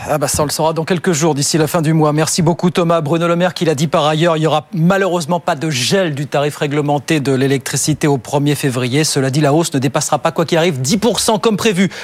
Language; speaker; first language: French; native; French